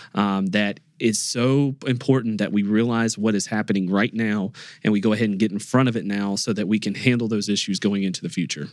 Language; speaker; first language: English; native; English